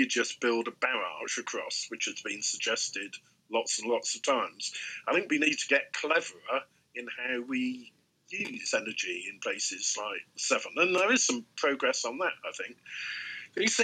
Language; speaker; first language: English; native; English